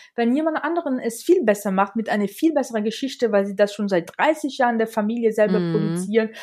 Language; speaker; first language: German; non-native, fluent; French